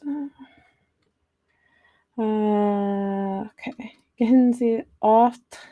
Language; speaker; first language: German; non-native, learner; English